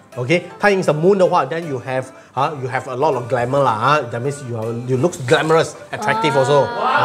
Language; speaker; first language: English; non-native, local second language; Chinese